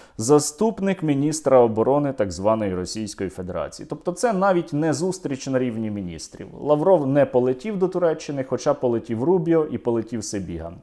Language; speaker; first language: Ukrainian; native; Ukrainian